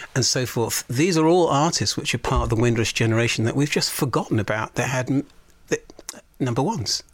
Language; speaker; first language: English; native; English